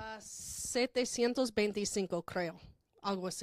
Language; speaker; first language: Spanish; non-native, fluent; English